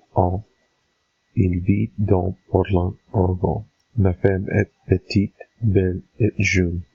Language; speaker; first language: French; non-native, learner; English